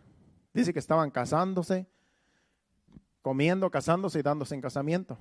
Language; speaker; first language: Spanish; native; Spanish